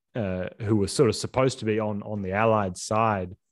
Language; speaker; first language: English; native; English